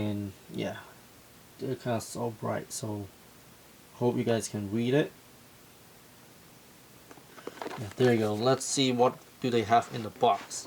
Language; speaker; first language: English; non-native, fluent; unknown